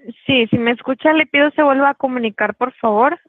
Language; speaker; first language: Spanish; native; Spanish